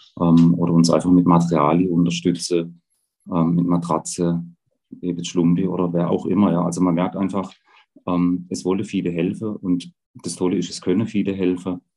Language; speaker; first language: German; native; German